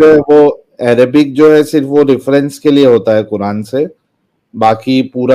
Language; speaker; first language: Hindi; native; Hindi